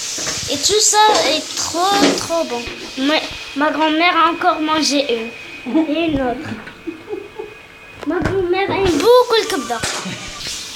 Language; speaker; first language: French; non-native, learner; Arabic